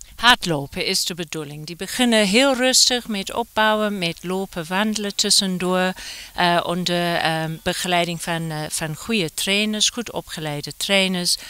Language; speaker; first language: Dutch; non-native, fluent; English